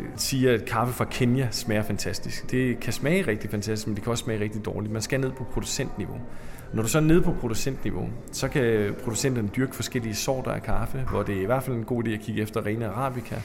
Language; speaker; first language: Danish; native; Danish